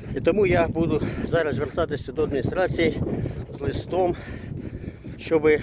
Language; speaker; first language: Ukrainian; non-native, local second language; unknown